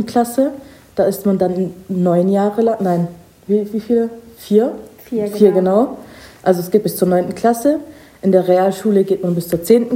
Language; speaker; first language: German; native; German